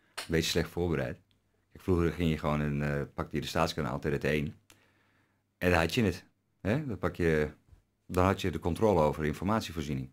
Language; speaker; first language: Dutch; early bilingual, other home language; Turkish